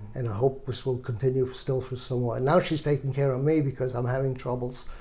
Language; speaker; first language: English; native; English